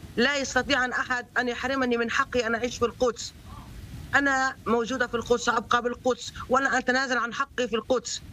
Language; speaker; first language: Arabic; native; Arabic